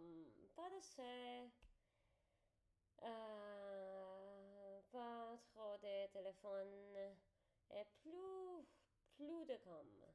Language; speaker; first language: French; non-native, learner; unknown